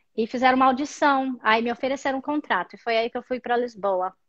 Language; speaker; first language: Portuguese; native; Portuguese